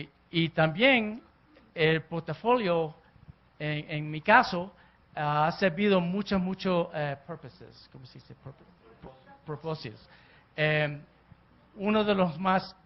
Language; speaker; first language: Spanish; early bilingual, heritage; Spanish